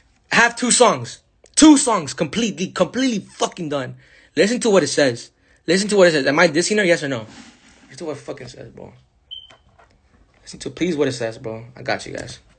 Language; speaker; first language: English; early bilingual, other home language; Spanish